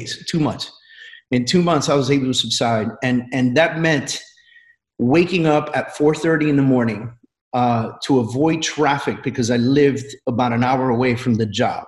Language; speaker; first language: English; native; English